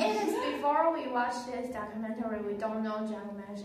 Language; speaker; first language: English; non-native, learner; Chinese